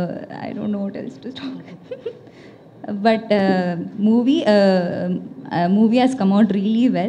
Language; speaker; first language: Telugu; non-native, learner; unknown